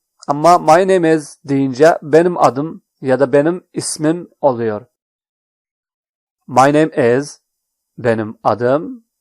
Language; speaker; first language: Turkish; non-native, fluent; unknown